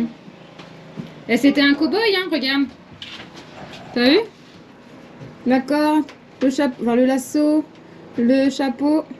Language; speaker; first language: French; native; French